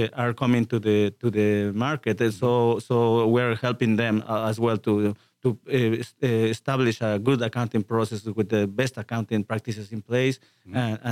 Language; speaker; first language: English; non-native, fluent; Spanish